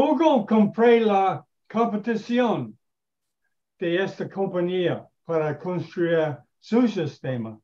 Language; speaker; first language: Spanish; non-native, learner; English